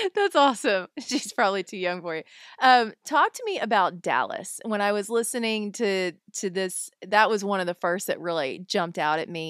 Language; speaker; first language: English; native; English